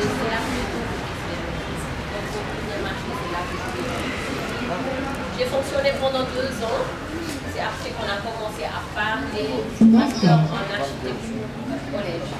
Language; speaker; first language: French; non-native, local second language; Wolof